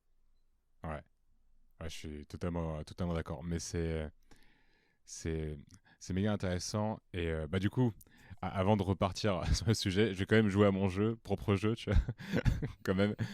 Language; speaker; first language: French; native; French